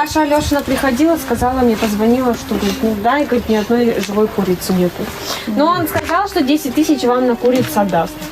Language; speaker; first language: Russian; native; Russian